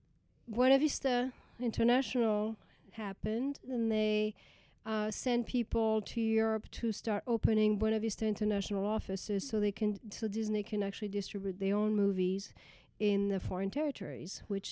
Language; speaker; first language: English; non-native, fluent; French